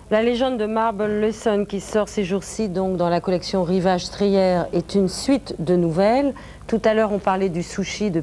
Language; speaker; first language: French; native; French